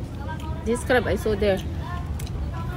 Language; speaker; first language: English; non-native, local second language; Filipino